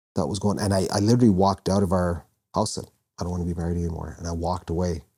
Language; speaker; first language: English; native; English